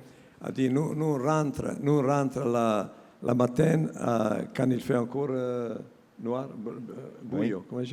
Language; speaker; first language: French; non-native, learner; Italian